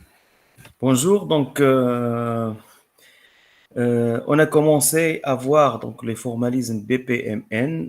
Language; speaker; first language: French; non-native, local second language; Arabic